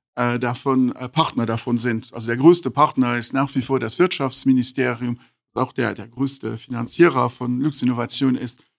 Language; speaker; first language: German; non-native, local second language; Luxembourgish